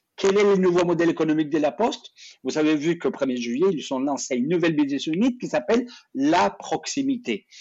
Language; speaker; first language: French; non-native, fluent; Spanish